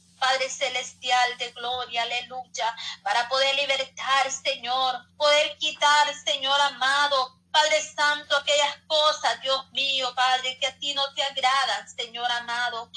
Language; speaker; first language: Spanish; native; Spanish